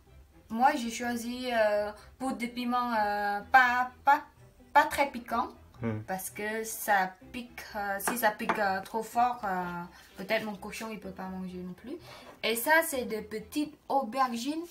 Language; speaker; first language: French; non-native, learner; Khmer